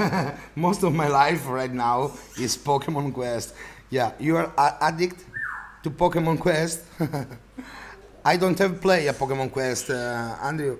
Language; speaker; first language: English; non-native, learner; Italian